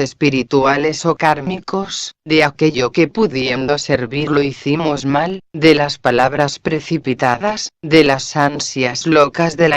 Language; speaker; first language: Spanish; native; Spanish